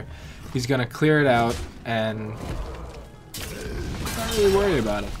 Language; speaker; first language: English; native; English